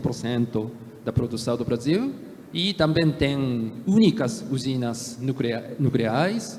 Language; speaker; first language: Portuguese; non-native, fluent; Japanese